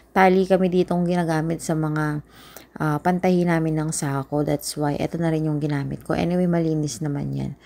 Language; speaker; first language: Filipino; non-native, local second language; Iloko